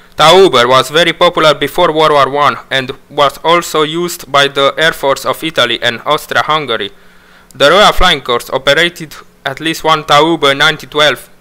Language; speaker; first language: English; non-native, fluent; Romanian